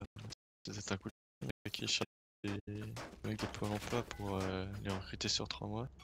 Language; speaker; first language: French; native; French